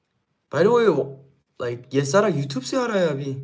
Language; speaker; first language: English; non-native, fluent; Korean